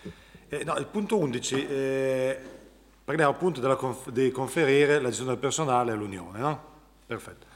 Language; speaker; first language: Italian; native; Italian